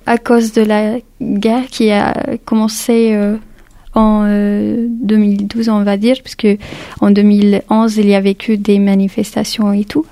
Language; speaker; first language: French; early bilingual, other home language; Arabic